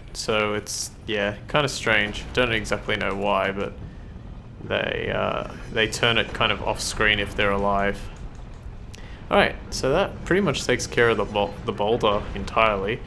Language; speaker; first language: English; native; English